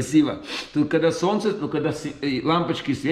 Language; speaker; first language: Russian; native; Russian